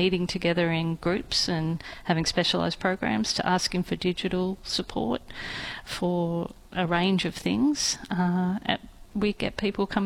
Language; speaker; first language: English; native; English